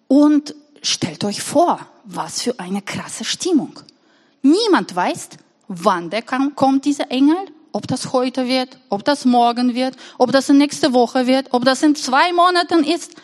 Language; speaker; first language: German; non-native, fluent; Russian